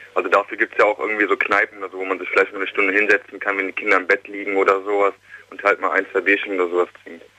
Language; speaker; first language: German; native; German